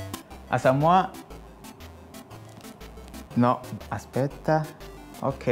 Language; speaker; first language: Italian; non-native, fluent; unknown